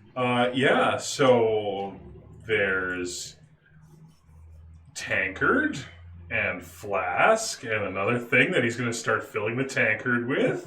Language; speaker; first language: English; native; English